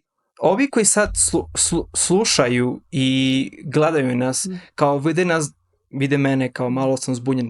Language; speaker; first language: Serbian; early bilingual, heritage; Serbian